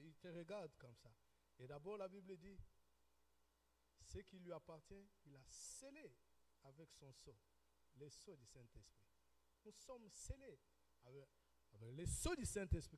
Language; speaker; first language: French; non-native, local second language; Lingala